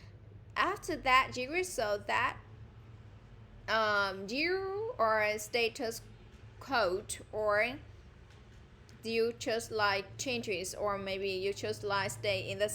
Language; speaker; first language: English; non-native, fluent; Vietnamese